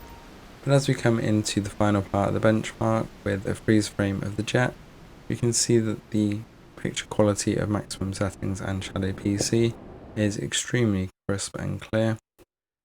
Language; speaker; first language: English; native; English